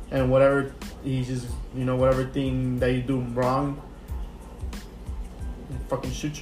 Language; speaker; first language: English; early bilingual, other home language; Spanish